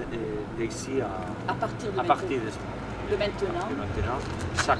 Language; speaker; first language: French; non-native, fluent; Spanish